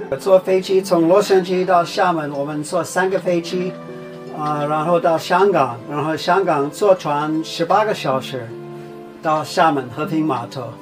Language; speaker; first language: Chinese; non-native, fluent; English